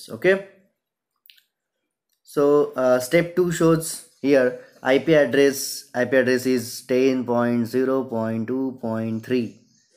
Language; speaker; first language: English; non-native, local second language; Marathi